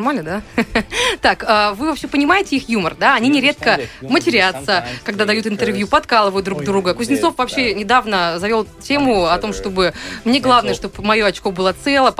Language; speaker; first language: Russian; native; Russian